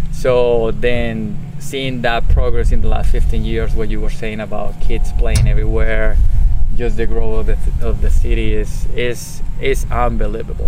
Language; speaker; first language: English; non-native, fluent; Spanish